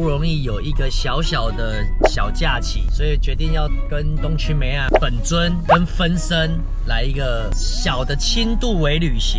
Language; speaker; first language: Chinese; native; Chinese